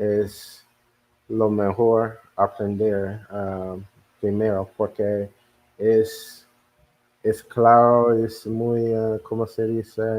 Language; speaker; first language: Spanish; non-native, learner; English